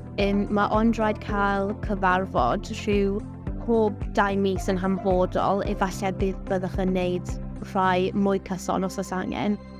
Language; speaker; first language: Welsh; non-native, local second language; English